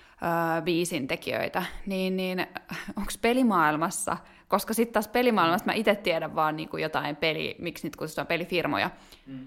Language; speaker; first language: Finnish; native; Finnish